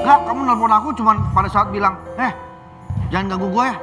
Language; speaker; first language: Indonesian; native; Indonesian